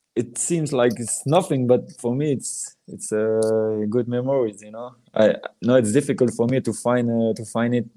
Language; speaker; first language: English; non-native, learner; French